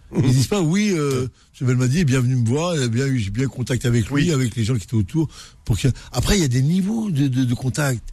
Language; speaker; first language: French; non-native, local second language; Arabic